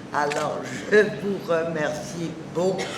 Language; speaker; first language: French; non-native, learner; German